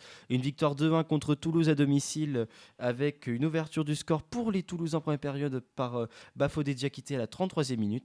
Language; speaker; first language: French; native; French